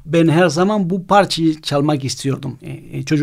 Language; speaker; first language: Turkish; non-native, fluent; Spanish